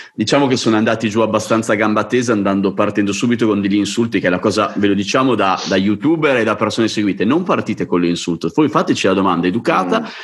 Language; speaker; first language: Italian; native; Italian